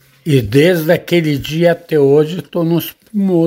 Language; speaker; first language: Portuguese; non-native, learner; Arabic